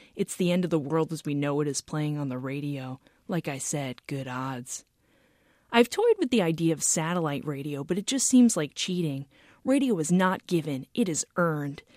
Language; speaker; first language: English; native; English